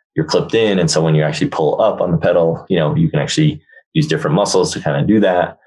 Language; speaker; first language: English; native; English